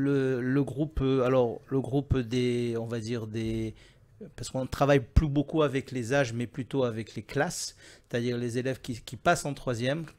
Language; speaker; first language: French; native; French